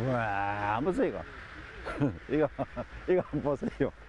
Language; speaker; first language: Korean; native; Korean